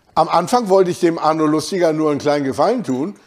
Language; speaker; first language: German; native; German